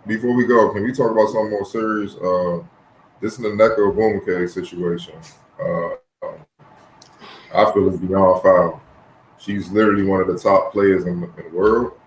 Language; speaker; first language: English; native; English